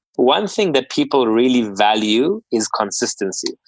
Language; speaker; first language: English; native; English